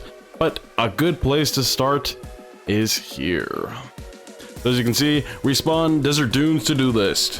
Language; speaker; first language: English; native; English